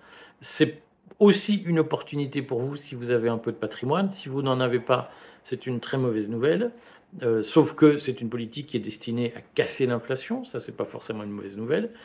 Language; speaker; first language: French; native; French